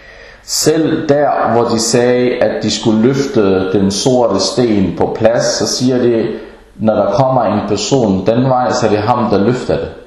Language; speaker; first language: Danish; early bilingual, other home language; Arabic